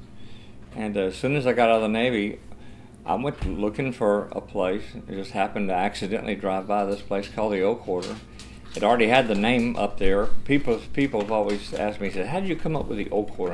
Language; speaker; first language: English; native; English